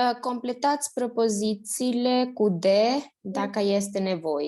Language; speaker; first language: Romanian; non-native, learner; Spanish